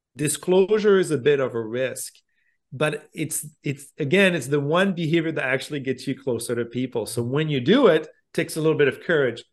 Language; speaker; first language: English; non-native, fluent; French